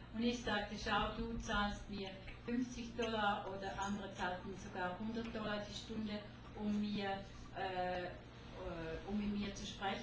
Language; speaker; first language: German; non-native, fluent; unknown